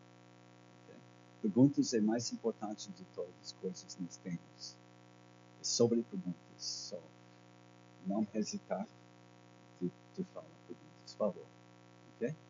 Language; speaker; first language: Portuguese; non-native, learner; English